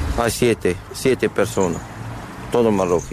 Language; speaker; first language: Spanish; non-native, learner; Arabic